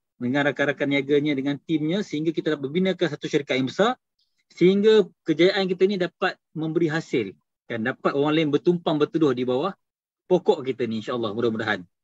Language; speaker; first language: Malay; native; Malay